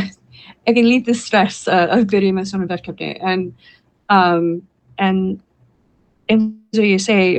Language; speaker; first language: Icelandic; non-native, learner; English